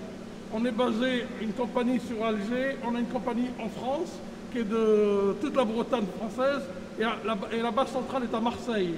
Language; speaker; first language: French; native; French